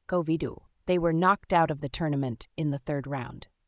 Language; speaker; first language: English; non-native, fluent; Vietnamese